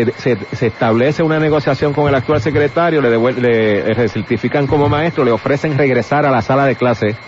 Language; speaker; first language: Spanish; native; Spanish